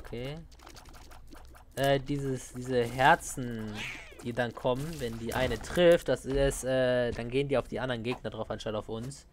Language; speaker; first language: German; native; German